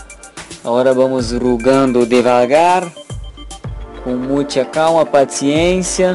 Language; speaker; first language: Portuguese; non-native, learner; Spanish